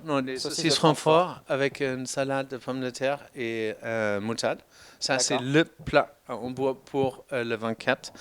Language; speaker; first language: French; non-native, fluent; German